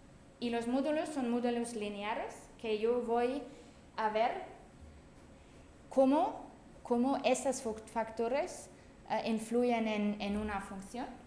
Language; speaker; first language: Spanish; non-native, fluent; German